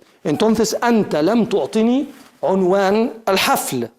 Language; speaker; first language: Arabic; non-native, fluent; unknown